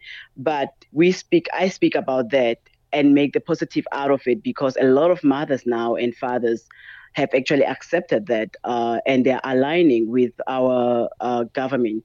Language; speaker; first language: English; non-native, local second language; Tsonga